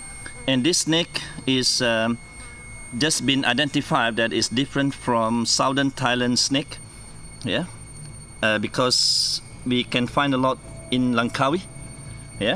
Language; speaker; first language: English; non-native, fluent; Malay